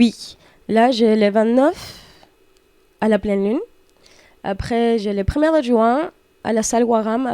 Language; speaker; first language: French; non-native, fluent; Spanish